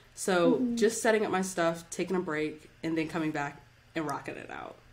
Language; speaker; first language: English; native; English